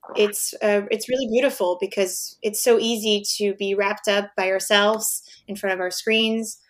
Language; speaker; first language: English; native; English